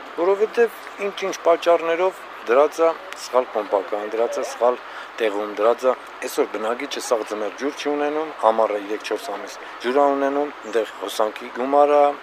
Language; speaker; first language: Armenian; native; Armenian